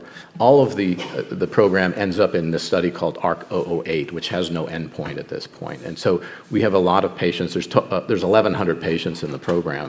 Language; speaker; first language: English; native; English